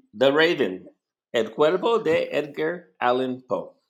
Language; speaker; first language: Spanish; non-native, learner; English